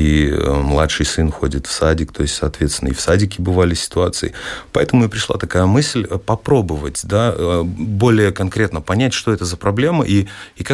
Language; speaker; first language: Russian; native; Russian